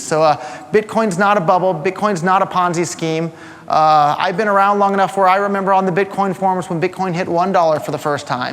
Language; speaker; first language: English; native; English